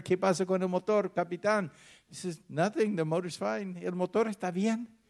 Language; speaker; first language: Spanish; non-native, fluent; English